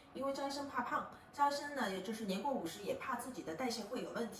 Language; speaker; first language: Chinese; native; Chinese